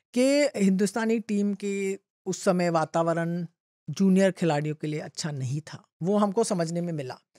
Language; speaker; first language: Hindi; non-native, local second language; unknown